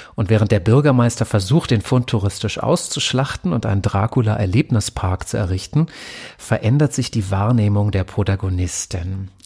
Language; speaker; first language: German; native; German